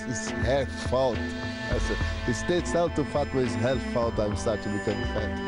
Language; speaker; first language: English; non-native, learner; Portuguese